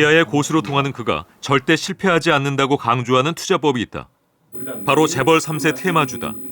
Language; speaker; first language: Korean; native; Korean